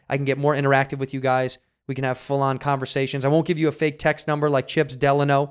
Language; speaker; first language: English; native; English